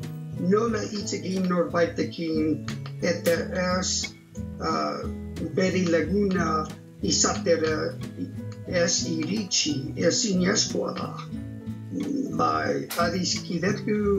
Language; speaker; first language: Basque; non-native, fluent; English